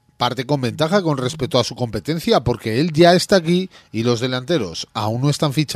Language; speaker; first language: Spanish; native; Spanish